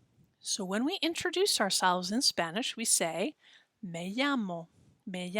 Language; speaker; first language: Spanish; non-native, fluent; English